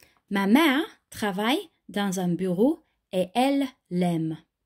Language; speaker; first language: French; non-native, fluent; English